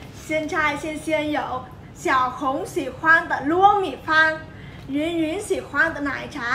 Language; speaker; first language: Chinese; non-native, fluent; Vietnamese